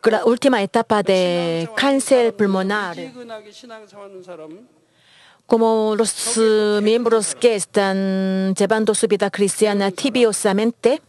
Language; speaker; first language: Spanish; non-native, learner; Korean